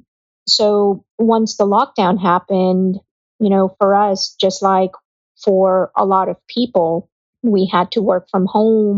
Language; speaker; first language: English; non-native, local second language; Gujarati